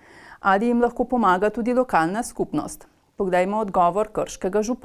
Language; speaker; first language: Slovenian; native; Slovenian